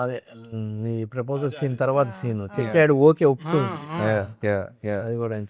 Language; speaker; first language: Telugu; native; Telugu